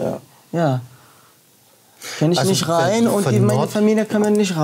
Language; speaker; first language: German; non-native, learner; Arabic